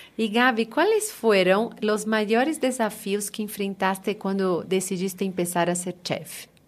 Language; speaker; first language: Spanish; non-native, fluent; Portuguese